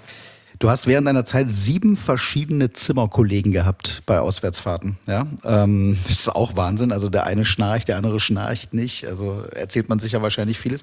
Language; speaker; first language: German; native; German